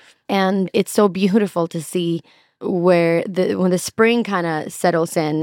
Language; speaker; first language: English; non-native, fluent; Swedish